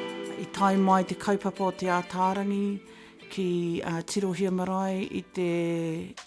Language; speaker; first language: Māori; non-native, local second language; English